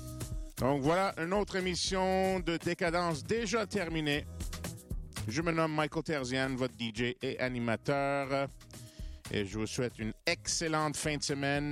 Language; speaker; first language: French; native; French